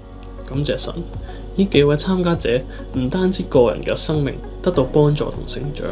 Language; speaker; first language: Cantonese; native; Cantonese